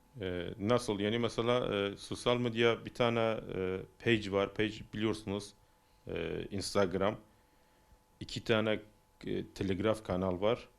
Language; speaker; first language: Turkish; non-native, learner; Persian